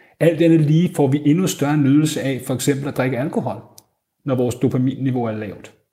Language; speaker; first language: Danish; native; Danish